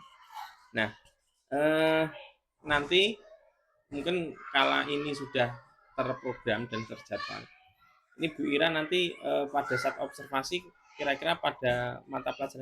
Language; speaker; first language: Indonesian; native; Indonesian